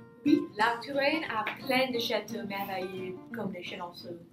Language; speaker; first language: French; non-native, learner; English